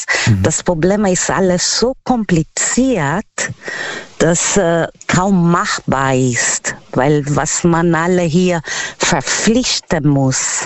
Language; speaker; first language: German; non-native, learner; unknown